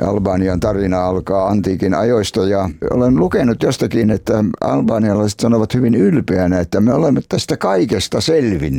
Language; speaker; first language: Finnish; native; Finnish